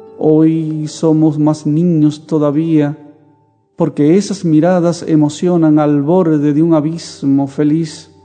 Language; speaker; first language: Spanish; native; Spanish